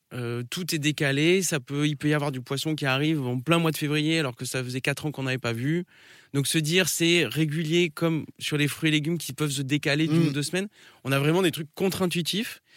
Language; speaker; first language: French; native; French